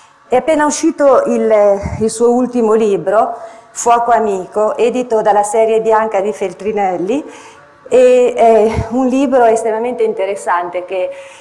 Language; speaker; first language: Italian; native; Italian